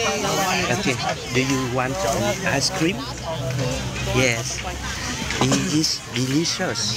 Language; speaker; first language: English; non-native, learner; Vietnamese